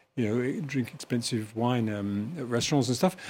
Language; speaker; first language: English; native; English